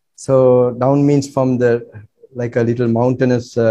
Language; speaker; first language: English; non-native, local second language; Sinhala